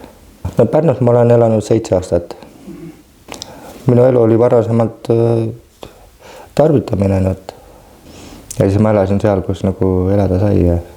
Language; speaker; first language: Estonian; native; Estonian